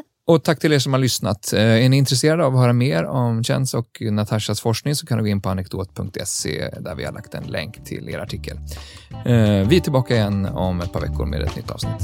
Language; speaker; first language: Swedish; native; Swedish